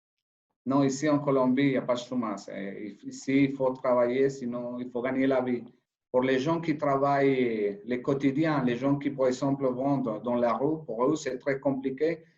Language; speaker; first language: French; non-native, fluent; Spanish